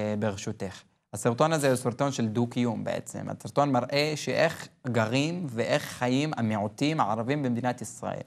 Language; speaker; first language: Hebrew; non-native, local second language; Arabic